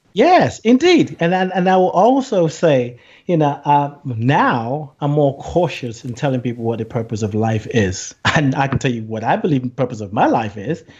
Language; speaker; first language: English; non-native, local second language; Yoruba